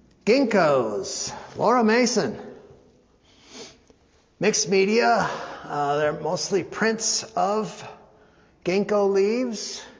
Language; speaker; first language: English; native; English